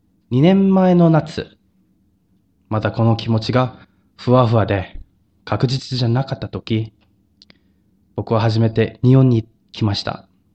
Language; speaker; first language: Japanese; non-native, fluent; Korean